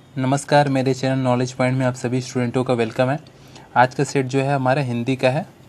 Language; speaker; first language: Hindi; native; Hindi